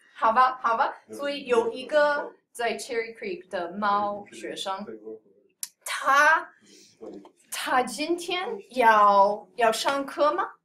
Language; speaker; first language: Chinese; non-native, fluent; English